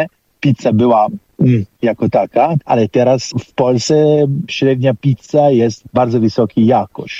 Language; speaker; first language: Polish; non-native, fluent; Italian